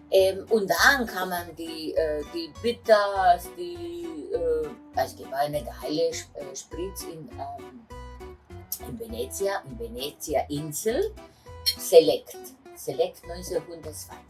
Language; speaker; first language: German; non-native, fluent; Italian